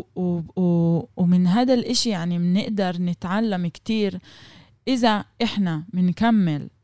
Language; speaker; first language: Arabic; non-native, fluent; Hebrew